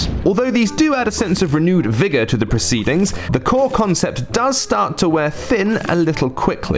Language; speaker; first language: English; native; English